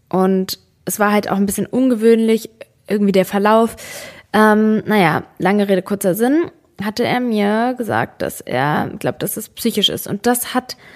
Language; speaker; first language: German; early bilingual, other home language; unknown